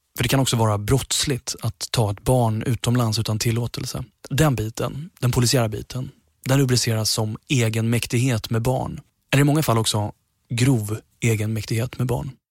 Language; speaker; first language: Swedish; native; Swedish